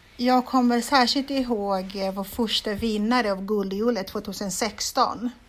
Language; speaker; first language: Swedish; non-native, fluent; Kongo